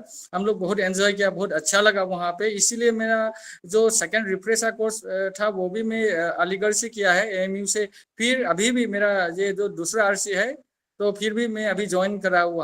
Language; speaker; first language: Hindi; non-native, local second language; Assamese